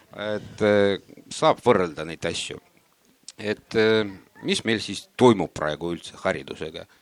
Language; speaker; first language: Estonian; non-native, local second language; Russian